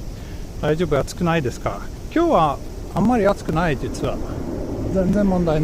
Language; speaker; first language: Japanese; non-native, fluent; Swedish